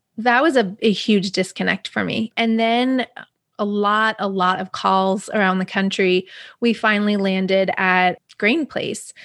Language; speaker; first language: English; native; English